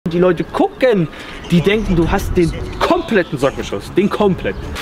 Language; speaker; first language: German; native; German